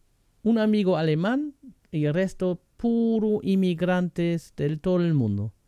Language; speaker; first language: Spanish; non-native, fluent; German